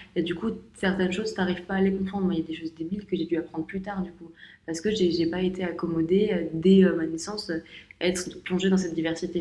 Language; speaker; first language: French; native; French